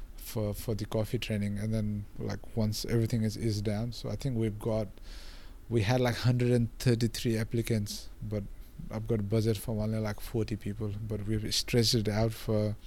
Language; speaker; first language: English; non-native, local second language; Nepali